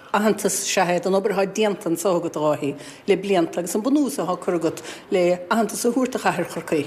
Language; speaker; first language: Irish; native; Irish